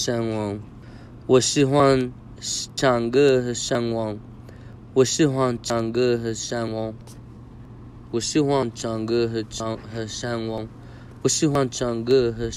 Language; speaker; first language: Chinese; non-native, learner; English